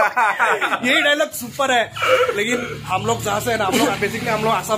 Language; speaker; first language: Hindi; non-native, local second language; Assamese